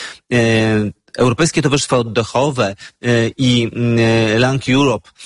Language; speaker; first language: Polish; native; Polish